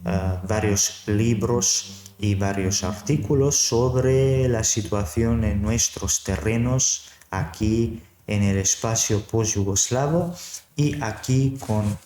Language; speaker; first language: Spanish; non-native, fluent; Serbian